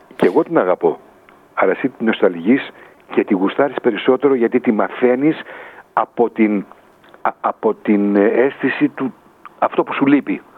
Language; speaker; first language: Greek; native; Greek